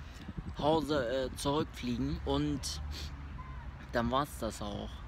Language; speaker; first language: German; early bilingual, other home language; Turkish